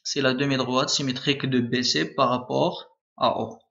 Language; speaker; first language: French; non-native, local second language; Arabic